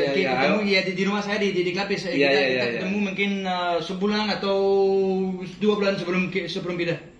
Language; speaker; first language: Indonesian; non-native, fluent; English